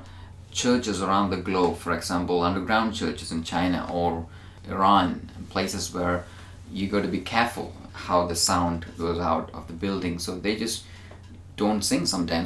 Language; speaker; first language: English; non-native, local second language; Malayalam